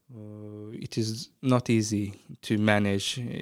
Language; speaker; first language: English; non-native, fluent; Azerbaijani